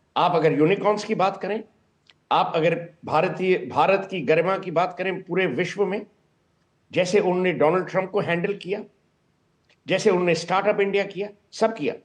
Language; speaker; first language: Hindi; non-native, local second language; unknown